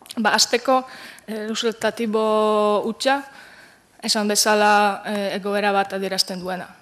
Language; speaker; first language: Basque; non-native, fluent; Polish